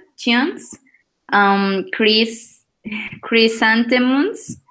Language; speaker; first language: English; non-native, learner; Spanish